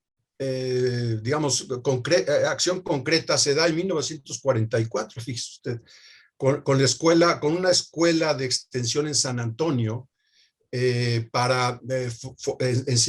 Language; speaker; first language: Spanish; native; Spanish